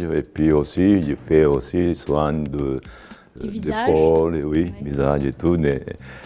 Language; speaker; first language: French; non-native, fluent; Japanese